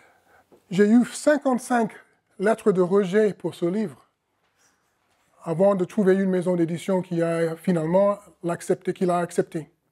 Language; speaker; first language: French; non-native, fluent; English